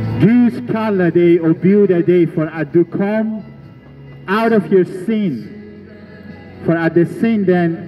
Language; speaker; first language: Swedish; non-native, learner; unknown